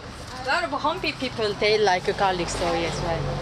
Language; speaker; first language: English; non-native, learner; Korean